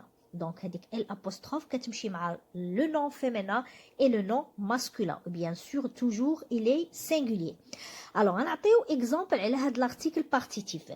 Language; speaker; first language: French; non-native, local second language; Arabic